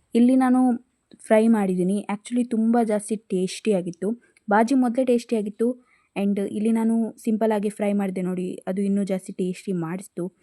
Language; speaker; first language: Kannada; non-native, local second language; Tulu